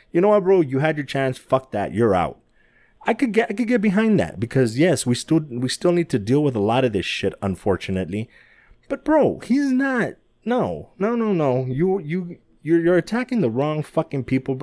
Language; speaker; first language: English; native; English